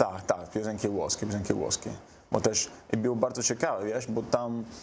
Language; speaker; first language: Polish; non-native, learner; Italian